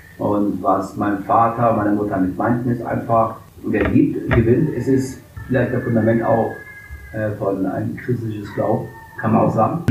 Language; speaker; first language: German; early bilingual, other home language; English